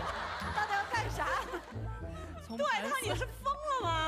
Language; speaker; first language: Chinese; native; Chinese